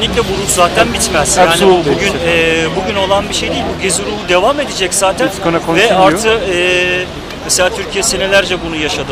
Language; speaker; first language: Turkish; native; Turkish